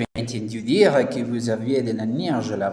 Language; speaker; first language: French; non-native, learner; Spanish